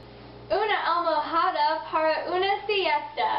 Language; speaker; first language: Spanish; non-native, learner; English